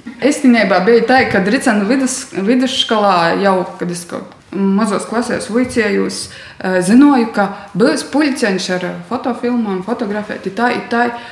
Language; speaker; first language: Latvian; native; Latvian